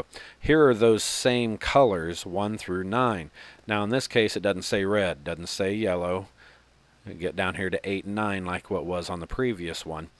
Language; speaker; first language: English; native; English